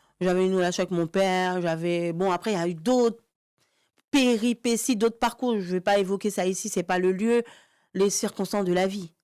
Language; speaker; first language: French; early bilingual, other home language; Haitian Creole